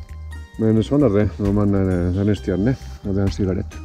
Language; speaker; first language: Norwegian; non-native, fluent; Spanish